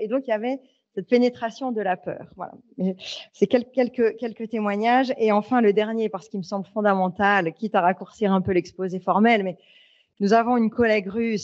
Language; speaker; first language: French; native; French